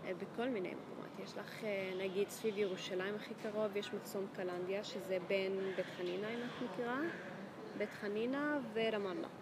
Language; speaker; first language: Hebrew; non-native, local second language; Arabic